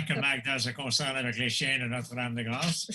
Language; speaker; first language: French; non-native, local second language; English